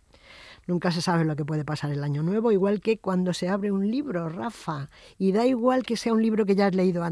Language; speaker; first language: Spanish; native; Spanish